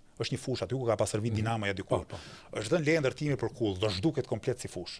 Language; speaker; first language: Albanian; native; Albanian